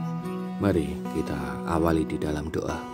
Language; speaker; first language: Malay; non-native, local second language; Javanese